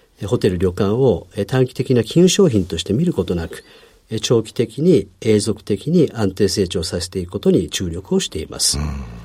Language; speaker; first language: Japanese; native; Japanese